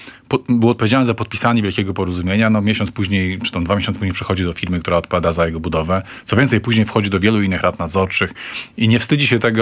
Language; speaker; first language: Polish; native; Polish